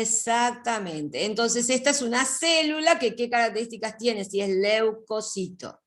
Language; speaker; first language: Spanish; native; Spanish